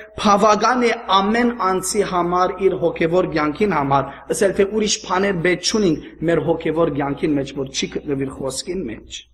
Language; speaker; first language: Armenian; early bilingual, heritage; Armenian